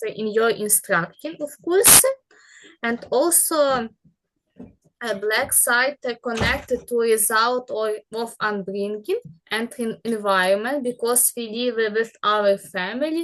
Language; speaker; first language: English; non-native, learner; Ukrainian